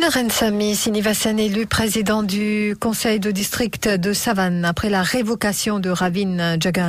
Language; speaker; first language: French; non-native, local second language; Morisyen